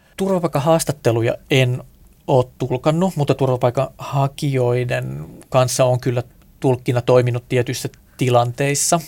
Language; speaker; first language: Finnish; native; Finnish